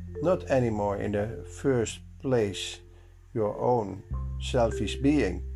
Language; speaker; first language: English; non-native, learner; Dutch